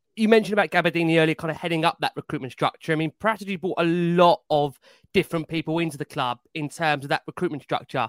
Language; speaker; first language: English; native; English